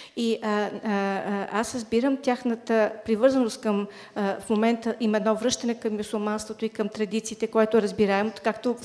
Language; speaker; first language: Bulgarian; native; Bulgarian